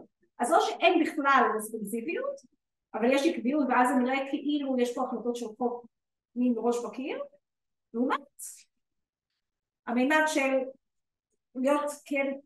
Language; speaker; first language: Hebrew; native; Hebrew